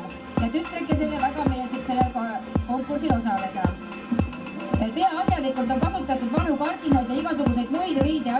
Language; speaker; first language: Estonian; native; Estonian